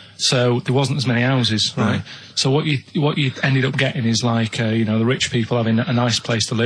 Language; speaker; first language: English; native; English